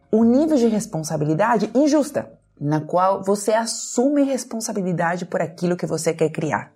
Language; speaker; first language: Portuguese; non-native, fluent; Spanish